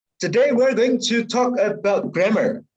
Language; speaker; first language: English; non-native, fluent; Indonesian